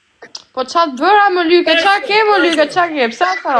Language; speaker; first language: Albanian; native; Albanian